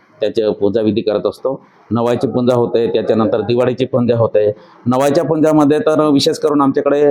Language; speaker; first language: Marathi; non-native, local second language; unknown